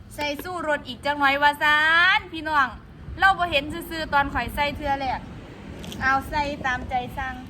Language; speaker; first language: Thai; non-native, local second language; Northeastern Thai